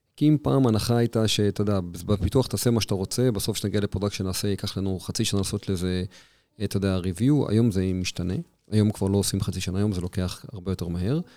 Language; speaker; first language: Hebrew; native; Hebrew